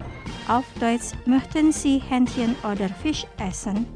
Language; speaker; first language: German; non-native, fluent; Indonesian